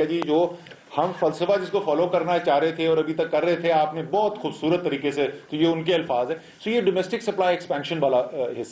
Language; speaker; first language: Urdu; native; Urdu